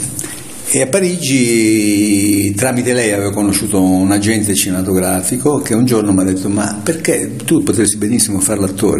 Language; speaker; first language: Italian; native; Italian